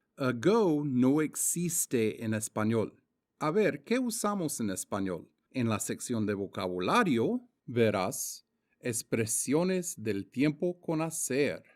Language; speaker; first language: Spanish; non-native, fluent; English